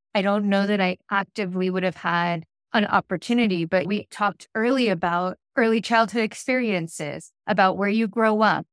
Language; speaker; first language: English; native; English